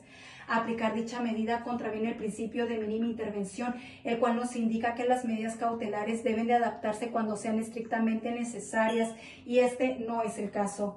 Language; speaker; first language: Spanish; native; Spanish